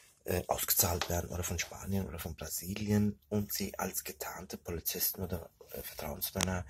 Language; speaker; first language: German; early bilingual, other home language; Turkish